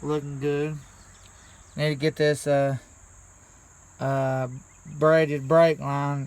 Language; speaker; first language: English; native; English